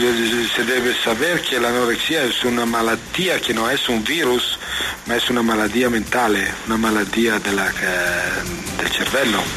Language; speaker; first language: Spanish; non-native, learner; Italian